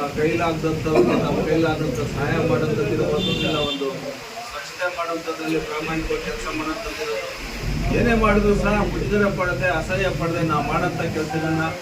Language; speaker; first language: Kannada; native; Kannada